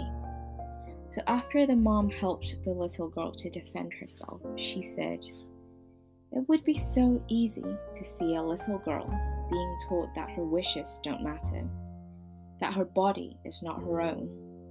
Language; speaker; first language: English; non-native, local second language; Cantonese